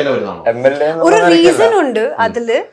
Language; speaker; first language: Malayalam; early bilingual, heritage; Malayalam